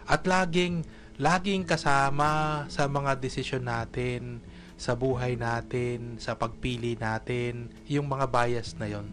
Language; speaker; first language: Filipino; native; Filipino